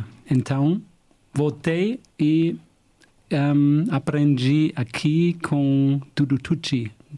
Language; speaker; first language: Portuguese; non-native, fluent; German